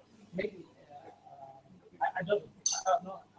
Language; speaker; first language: English; non-native, learner; Indonesian